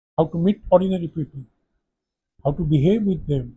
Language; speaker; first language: English; non-native, local second language; Bangla